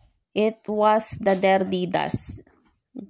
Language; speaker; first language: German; non-native, learner; Filipino